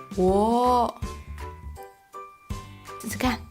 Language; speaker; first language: Chinese; native; Chinese